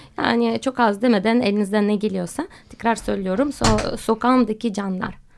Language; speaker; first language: Turkish; non-native, fluent; Russian